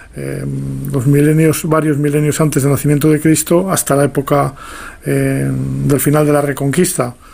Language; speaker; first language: Spanish; native; Spanish